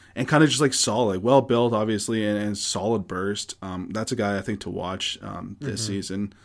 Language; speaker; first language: English; native; English